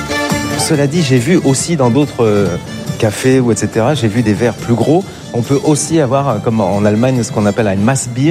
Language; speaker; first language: French; native; French